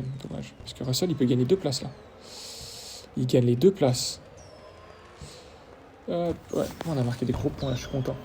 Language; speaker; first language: French; native; French